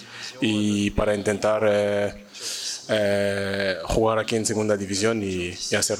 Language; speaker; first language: Spanish; non-native, learner; French